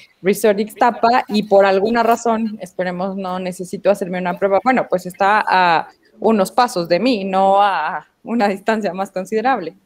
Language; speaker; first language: Spanish; native; Spanish